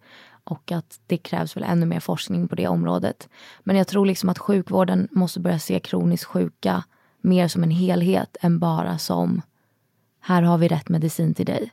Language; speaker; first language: Swedish; native; Swedish